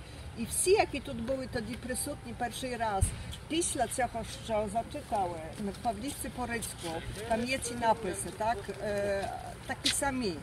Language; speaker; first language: Ukrainian; early bilingual, heritage; Ukrainian